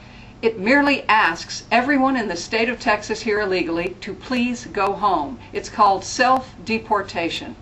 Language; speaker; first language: English; native; English